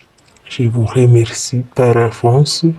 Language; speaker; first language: French; non-native, fluent; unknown